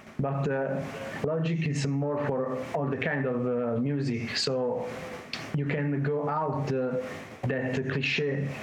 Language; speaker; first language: English; non-native, learner; Italian